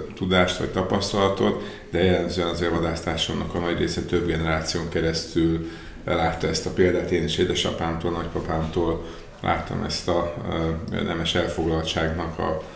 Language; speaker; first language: Hungarian; native; Hungarian